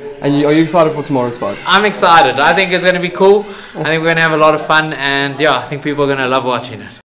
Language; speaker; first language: English; native; English